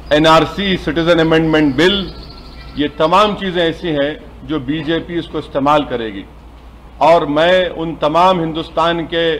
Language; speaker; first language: Urdu; native; Urdu